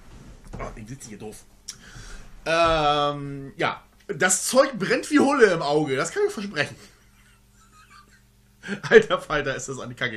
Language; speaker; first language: German; native; German